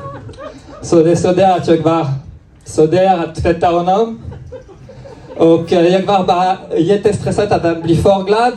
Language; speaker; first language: Swedish; non-native, learner; French